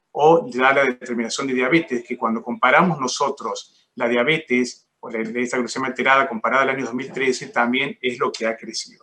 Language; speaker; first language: Spanish; native; Spanish